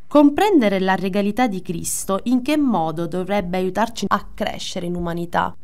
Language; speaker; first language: Italian; native; Italian